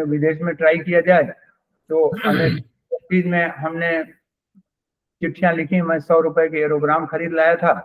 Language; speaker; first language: Hindi; native; Hindi